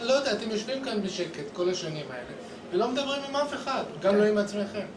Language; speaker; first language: Hebrew; native; Hebrew